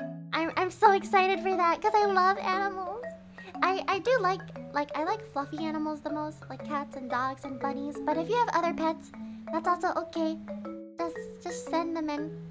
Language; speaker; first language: English; native; English